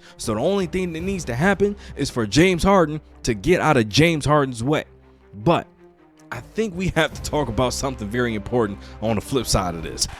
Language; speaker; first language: English; native; English